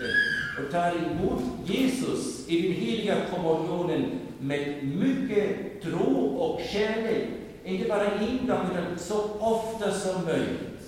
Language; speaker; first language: Swedish; non-native, fluent; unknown